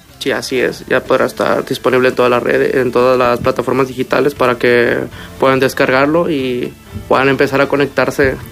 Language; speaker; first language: Spanish; native; Spanish